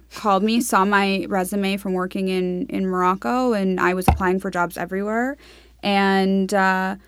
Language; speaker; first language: English; native; English